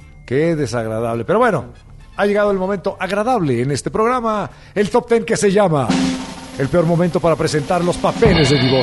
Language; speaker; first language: Spanish; native; Spanish